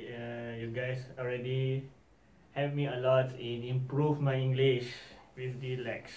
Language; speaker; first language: English; non-native, learner; Malay